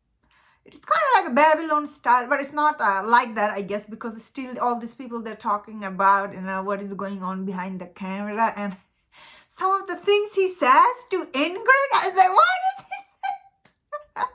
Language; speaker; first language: English; non-native, fluent; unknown